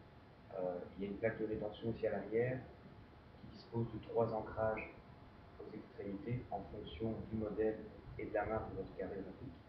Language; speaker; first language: French; native; French